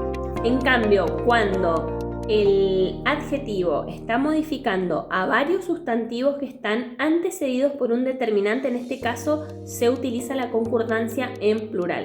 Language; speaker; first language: Spanish; native; Spanish